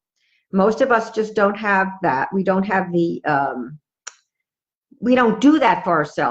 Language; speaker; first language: English; native; English